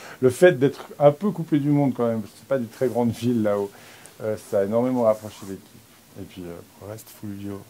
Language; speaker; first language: French; native; French